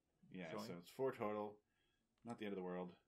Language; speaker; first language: English; native; English